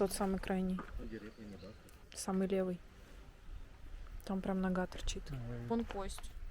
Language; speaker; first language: Russian; native; Russian